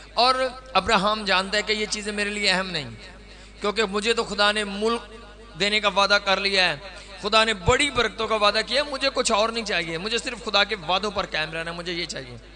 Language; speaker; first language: Urdu; non-native, local second language; Punjabi